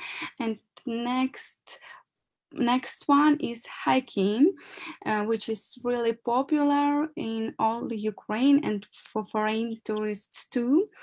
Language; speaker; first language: English; non-native, learner; Ukrainian